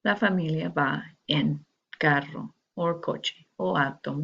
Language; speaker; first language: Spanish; non-native, learner; English